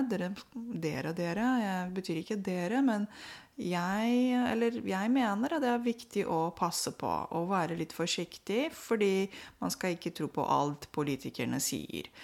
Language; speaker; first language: Norwegian; non-native, fluent; Romanian